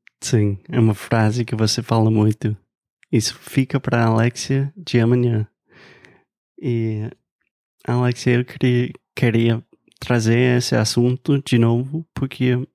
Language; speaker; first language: Portuguese; non-native, fluent; English